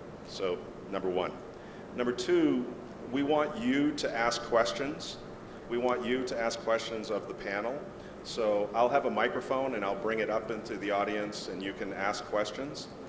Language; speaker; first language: English; native; English